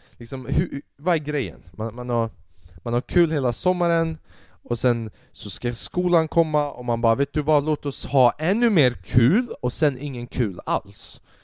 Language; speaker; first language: Swedish; early bilingual, other home language; Albanian